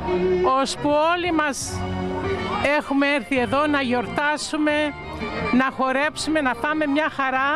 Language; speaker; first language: Greek; early bilingual, heritage; Greek